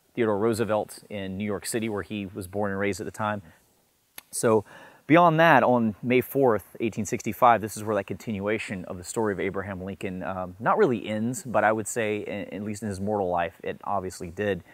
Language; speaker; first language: English; native; English